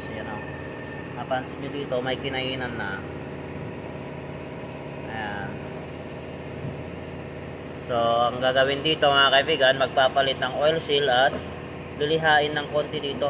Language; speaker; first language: Filipino; native; Filipino